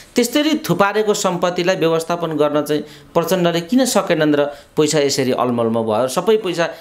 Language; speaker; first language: Nepali; native; Nepali